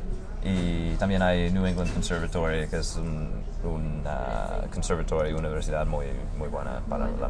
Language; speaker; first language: Spanish; non-native, fluent; English